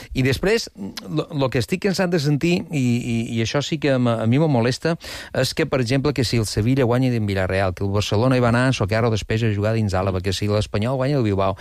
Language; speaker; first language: Catalan; native; Catalan